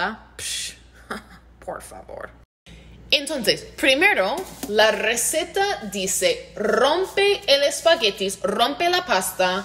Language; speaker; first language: Spanish; non-native, learner; English